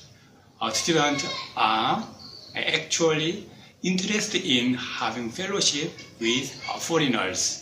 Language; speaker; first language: English; non-native, fluent; Korean